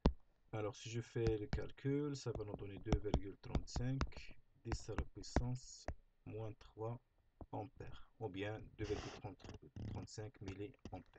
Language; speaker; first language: French; non-native, local second language; Arabic